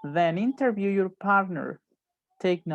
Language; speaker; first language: English; non-native, fluent; Spanish